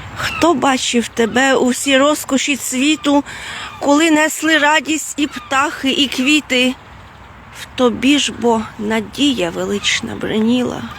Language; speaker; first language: Ukrainian; non-native, fluent; Lithuanian